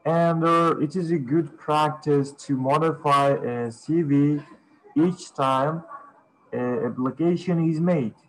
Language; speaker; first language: English; non-native, fluent; Uzbek